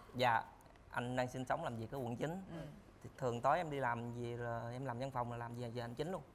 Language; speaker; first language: Vietnamese; native; Vietnamese